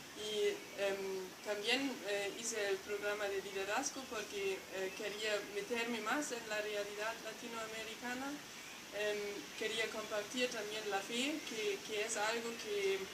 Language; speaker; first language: Spanish; non-native, fluent; German